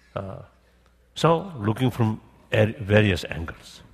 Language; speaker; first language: English; non-native, learner; Tibetan